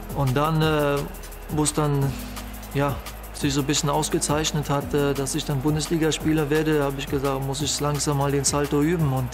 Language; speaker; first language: German; early bilingual, other home language; Polish